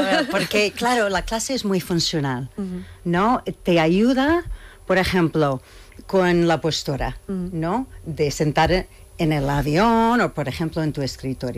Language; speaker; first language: Spanish; non-native, fluent; English